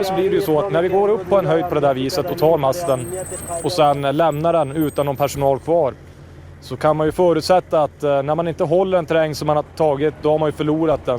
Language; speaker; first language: Swedish; native; Swedish